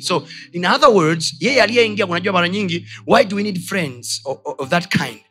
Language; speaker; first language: English; non-native, local second language; Swahili